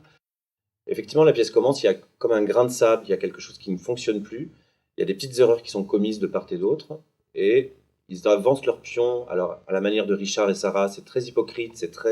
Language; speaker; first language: French; native; French